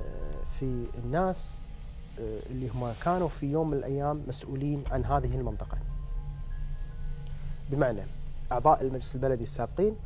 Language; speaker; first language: Arabic; native; Arabic